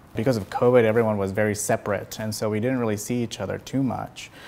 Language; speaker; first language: English; early bilingual, other home language; Spanish